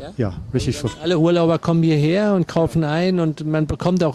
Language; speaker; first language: German; native; German